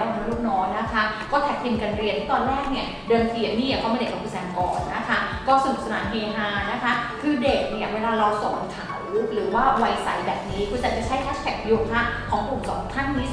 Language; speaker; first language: Thai; native; Thai